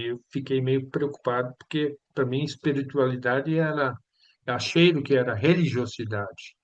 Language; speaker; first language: Portuguese; non-native, fluent; Swedish